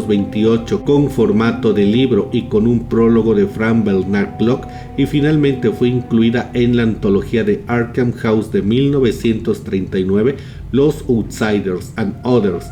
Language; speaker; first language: Spanish; native; Spanish